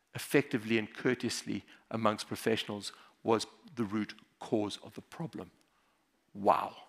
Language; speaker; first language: English; native; English